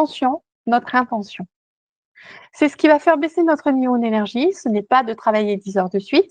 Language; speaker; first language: French; native; French